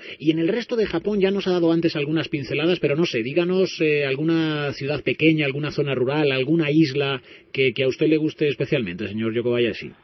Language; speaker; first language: Spanish; native; Spanish